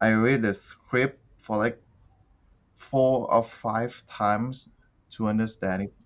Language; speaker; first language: English; non-native, learner; Thai